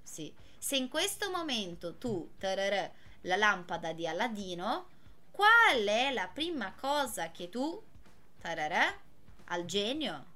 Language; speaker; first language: Italian; non-native, fluent; Portuguese